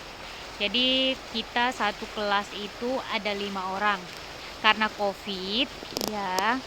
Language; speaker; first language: Indonesian; native; Indonesian